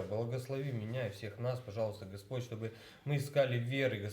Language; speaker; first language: Russian; native; Russian